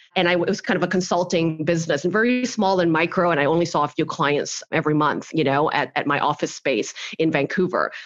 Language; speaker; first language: English; early bilingual, other home language; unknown